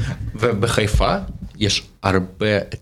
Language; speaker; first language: Hebrew; non-native, learner; Russian